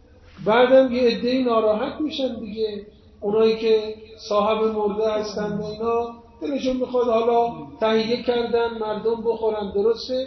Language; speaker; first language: Persian; native; Persian